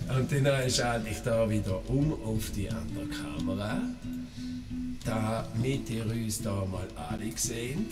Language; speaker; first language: German; native; German